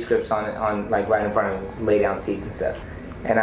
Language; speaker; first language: English; native; English